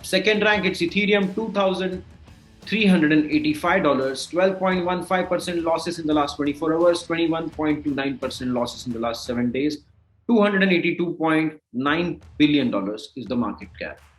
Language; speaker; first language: English; non-native, local second language; Marathi